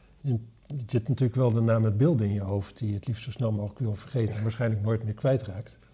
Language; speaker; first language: Dutch; native; Dutch